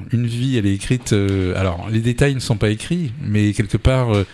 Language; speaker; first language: French; native; French